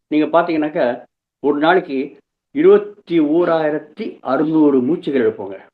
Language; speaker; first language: Tamil; non-native, local second language; Telugu